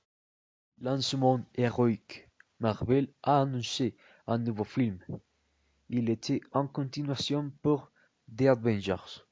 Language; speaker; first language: French; non-native, learner; Spanish